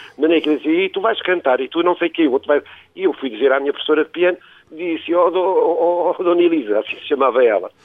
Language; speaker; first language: Portuguese; native; Portuguese